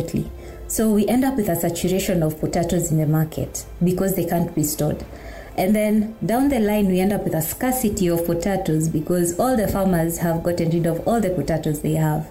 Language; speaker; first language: English; non-native, local second language; Kikuyu